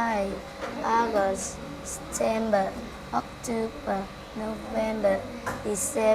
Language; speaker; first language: English; non-native, learner; Vietnamese